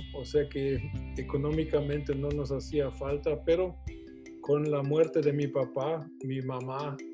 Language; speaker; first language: Spanish; non-native, fluent; German